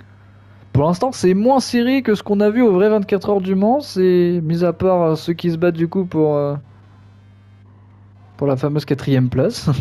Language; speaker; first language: French; native; French